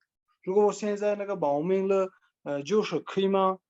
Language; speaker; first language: Chinese; non-native, learner; Tajik